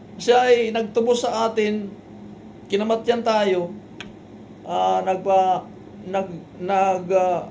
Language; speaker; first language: Filipino; non-native, local second language; Waray